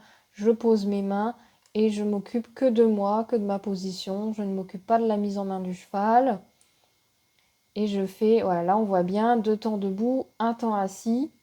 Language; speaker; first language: French; native; French